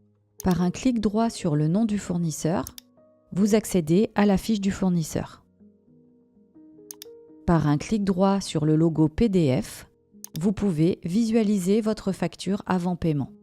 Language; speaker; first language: French; native; French